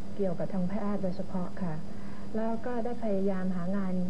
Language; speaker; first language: Thai; native; Thai